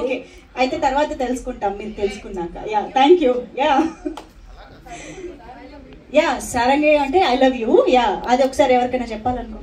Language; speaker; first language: Telugu; native; Telugu